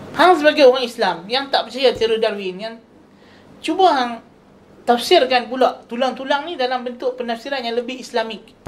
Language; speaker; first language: Malay; native; Malay